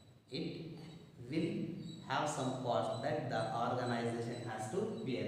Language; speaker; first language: English; non-native, local second language; Kannada